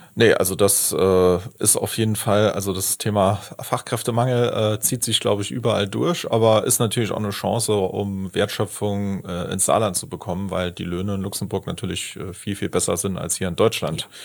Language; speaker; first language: German; native; German